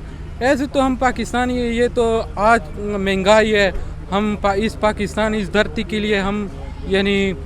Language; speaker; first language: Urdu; non-native, local second language; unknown